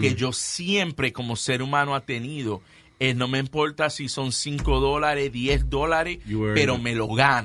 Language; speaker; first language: Spanish; early bilingual, heritage; Spanish